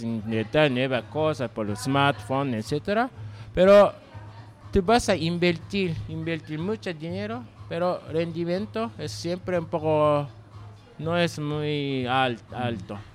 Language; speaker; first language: Spanish; non-native, learner; Japanese